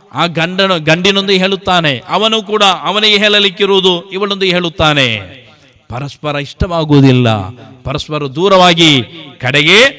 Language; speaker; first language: Kannada; non-native, local second language; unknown